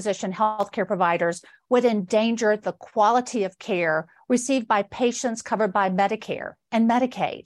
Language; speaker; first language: English; native; English